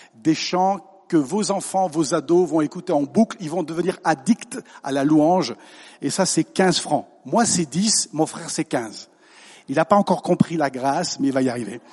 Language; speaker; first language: French; native; French